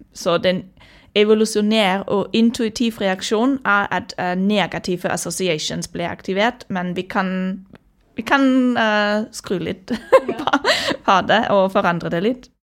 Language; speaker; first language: Norwegian; non-native, fluent; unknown